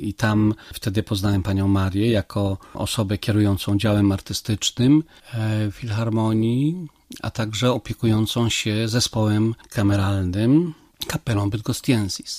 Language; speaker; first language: Polish; native; Polish